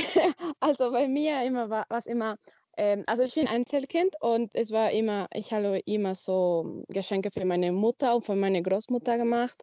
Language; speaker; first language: German; non-native, learner; Spanish